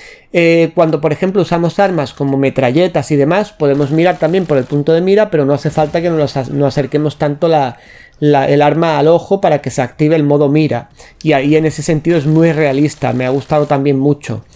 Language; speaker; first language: Spanish; native; Spanish